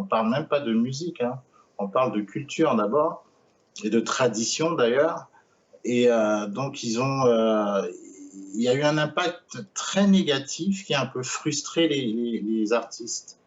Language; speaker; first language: French; native; French